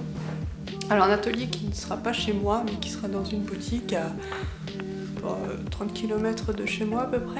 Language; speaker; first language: French; native; French